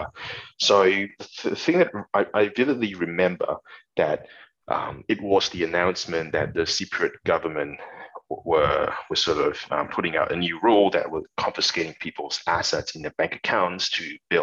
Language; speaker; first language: English; non-native, local second language; Chinese